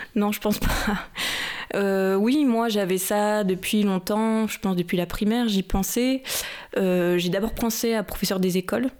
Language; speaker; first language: French; native; French